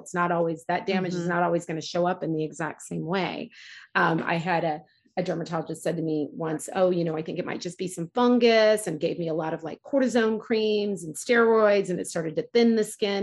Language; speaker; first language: English; native; English